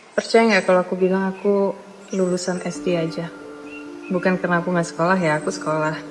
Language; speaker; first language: Indonesian; non-native, fluent; Dutch